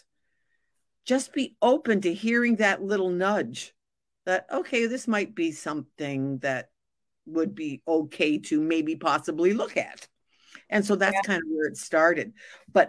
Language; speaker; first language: English; native; English